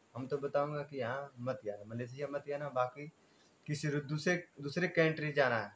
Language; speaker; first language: Hindi; native; Hindi